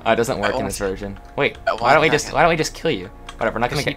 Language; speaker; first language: English; native; English